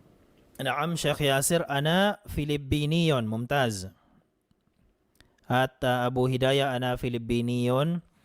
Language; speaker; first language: Arabic; non-native, fluent; Filipino